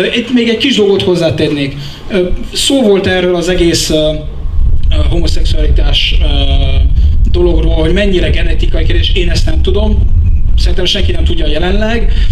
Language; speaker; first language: Hungarian; early bilingual, heritage; French